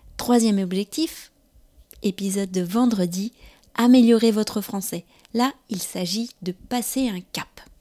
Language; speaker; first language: French; native; French